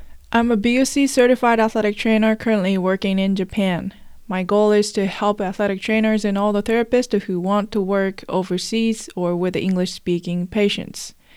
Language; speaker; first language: English; non-native, fluent; Japanese